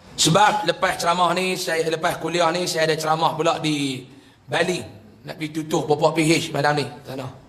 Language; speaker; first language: Malay; native; Malay